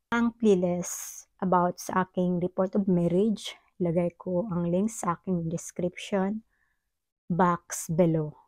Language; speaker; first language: Filipino; non-native, local second language; Cebuano